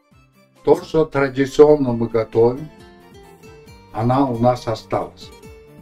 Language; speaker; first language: Russian; non-native, local second language; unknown